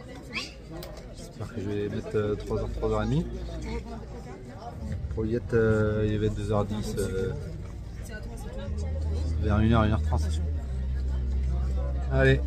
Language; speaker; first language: French; native; French